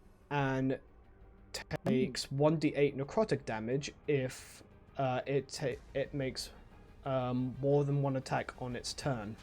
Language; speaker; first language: English; native; English